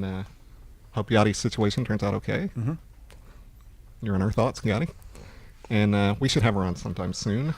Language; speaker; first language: English; native; English